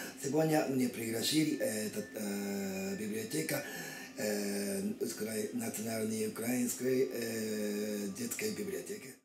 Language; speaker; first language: Russian; non-native, learner; Japanese